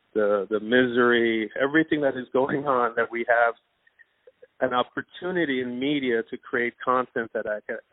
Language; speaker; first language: English; non-native, fluent; Persian